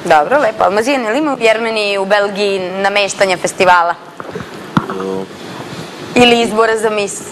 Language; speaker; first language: Croatian; native; Croatian